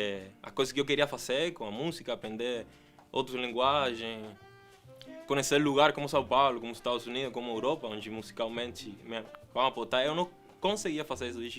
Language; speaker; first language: Portuguese; non-native, fluent; Spanish